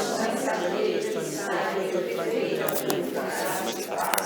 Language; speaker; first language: Portuguese; non-native, learner; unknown